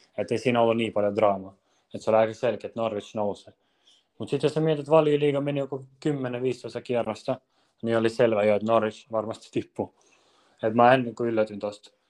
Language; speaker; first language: Finnish; early bilingual, other home language; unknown